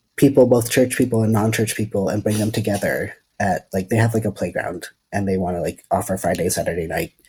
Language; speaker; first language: English; non-native, fluent; Dutch